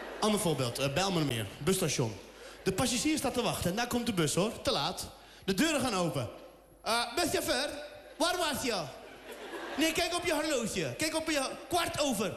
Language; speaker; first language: Dutch; early bilingual, other home language; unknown